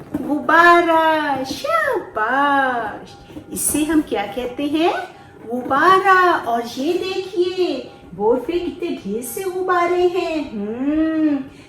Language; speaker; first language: Urdu; non-native, local second language; Punjabi